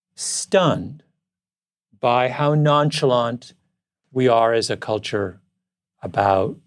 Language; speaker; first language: English; native; English